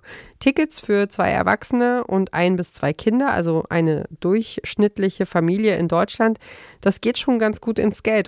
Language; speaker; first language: German; native; German